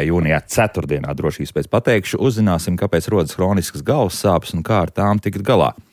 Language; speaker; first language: Latvian; native; Latvian